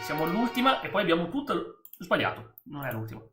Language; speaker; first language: Italian; native; Italian